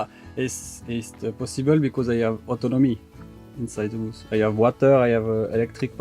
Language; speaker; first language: English; non-native, learner; French